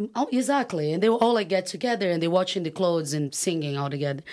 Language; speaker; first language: English; non-native, fluent; Portuguese